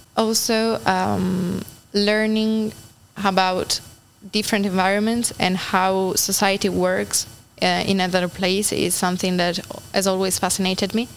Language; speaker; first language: English; non-native, fluent; Italian